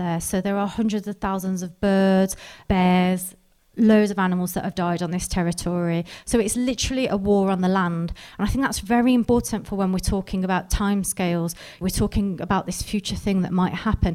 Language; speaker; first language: English; native; English